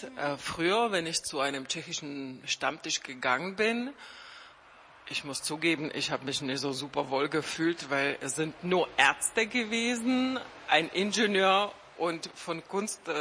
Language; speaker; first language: German; non-native, fluent; Czech